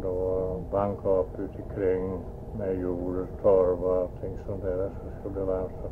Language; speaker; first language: Swedish; early bilingual, heritage; Swedish